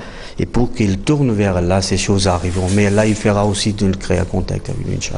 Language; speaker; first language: French; non-native, fluent; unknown